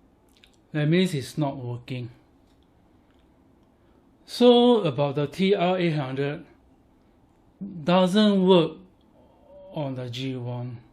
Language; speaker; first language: English; non-native, learner; Chinese